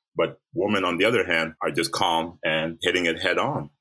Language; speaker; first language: English; early bilingual, other home language; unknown